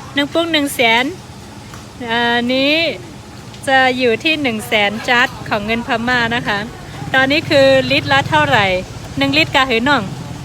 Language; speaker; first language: Thai; non-native, fluent; Shan